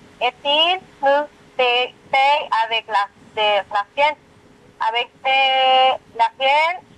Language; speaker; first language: French; non-native, learner; Spanish